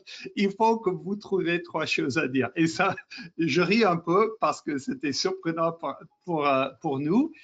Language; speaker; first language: French; non-native, fluent; English